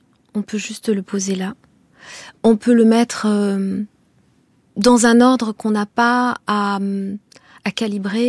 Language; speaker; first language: French; non-native, local second language; Kinyarwanda